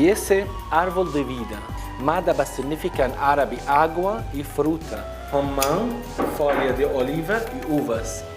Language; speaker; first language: Portuguese; non-native, learner; Arabic